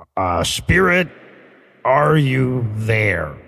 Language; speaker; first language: English; native; English